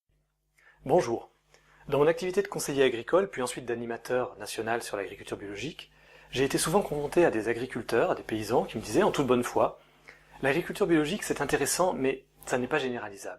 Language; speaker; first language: French; native; French